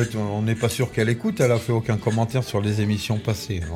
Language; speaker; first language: French; non-native, fluent; Spanish